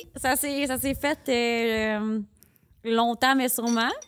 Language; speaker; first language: French; native; French